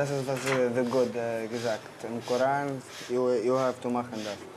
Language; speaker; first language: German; non-native, learner; Arabic